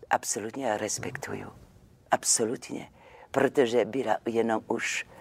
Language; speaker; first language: Czech; non-native, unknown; French